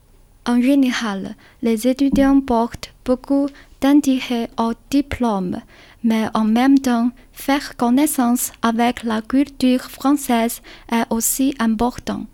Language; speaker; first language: French; non-native, learner; Chinese